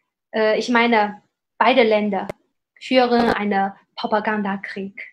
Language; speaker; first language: German; non-native, fluent; Chinese